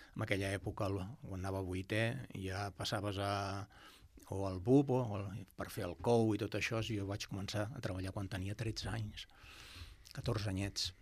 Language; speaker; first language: Catalan; non-native, local second language; Spanish